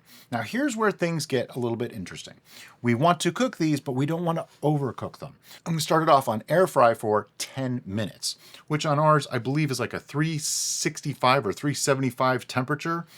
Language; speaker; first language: English; native; English